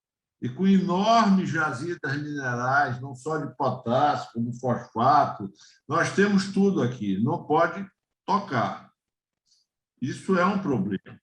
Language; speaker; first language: Portuguese; native; Portuguese